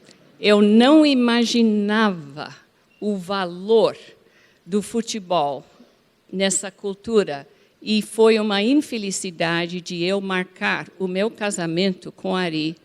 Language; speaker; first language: Portuguese; non-native, fluent; English